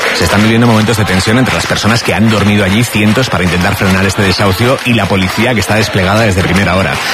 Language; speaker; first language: Spanish; native; Spanish